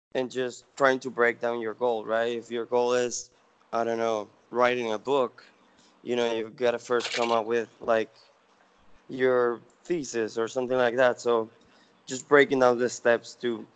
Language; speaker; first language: English; non-native, fluent; Spanish